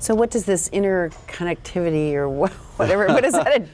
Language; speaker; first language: English; native; English